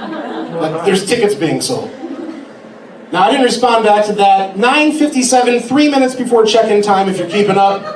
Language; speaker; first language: English; native; English